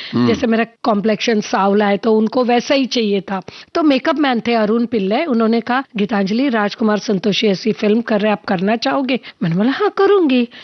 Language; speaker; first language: Hindi; non-native, local second language; Telugu